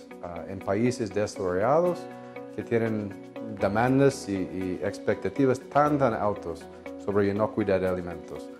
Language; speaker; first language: Spanish; non-native, fluent; English